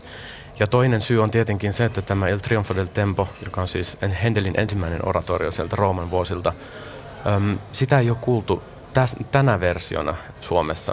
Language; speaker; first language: Finnish; native; Finnish